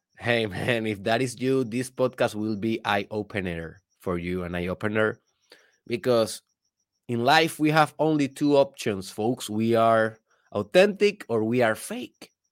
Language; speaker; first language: English; non-native, fluent; Spanish